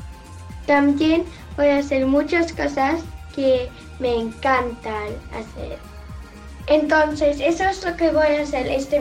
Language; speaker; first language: Spanish; early bilingual, heritage; Spanish